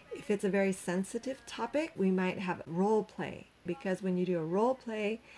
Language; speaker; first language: English; native; English